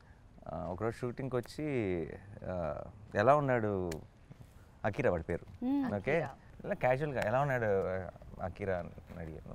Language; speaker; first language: Telugu; native; Telugu